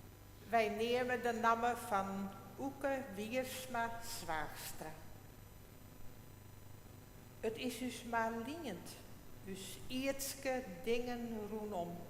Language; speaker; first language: Dutch; non-native, local second language; Western Frisian